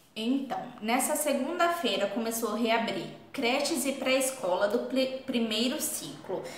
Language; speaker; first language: Portuguese; native; Portuguese